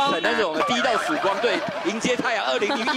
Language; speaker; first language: Chinese; native; Chinese